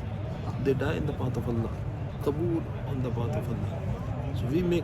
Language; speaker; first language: English; non-native, learner; Urdu